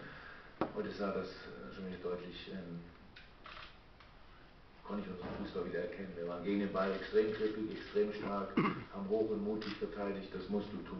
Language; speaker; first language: German; native; German